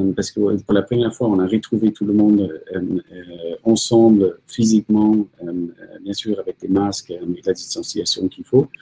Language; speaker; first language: French; non-native, fluent; German